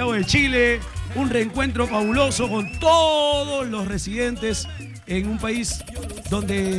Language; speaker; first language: Spanish; native; Spanish